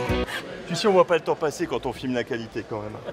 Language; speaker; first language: French; native; French